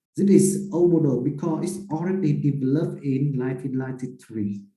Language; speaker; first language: English; non-native, fluent; Vietnamese